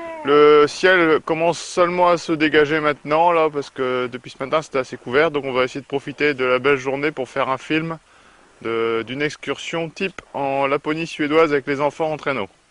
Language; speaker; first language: French; native; French